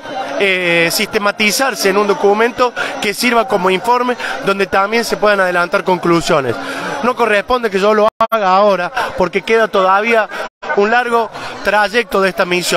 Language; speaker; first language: Spanish; native; Spanish